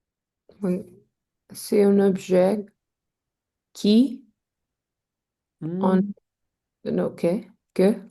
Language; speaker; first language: French; non-native, learner; English